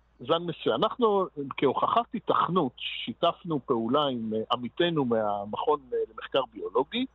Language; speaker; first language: Hebrew; native; Hebrew